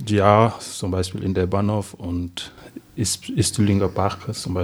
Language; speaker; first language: German; non-native, learner; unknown